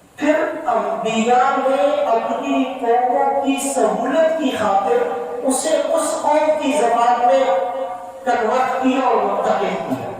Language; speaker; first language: Urdu; non-native, local second language; Pashto